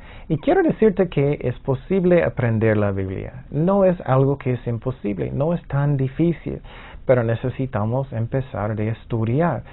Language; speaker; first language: Spanish; non-native, fluent; English